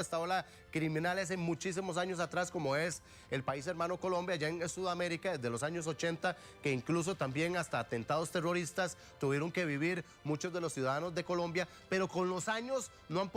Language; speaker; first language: Spanish; native; Spanish